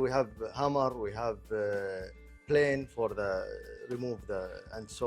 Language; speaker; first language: English; non-native, local second language; Arabic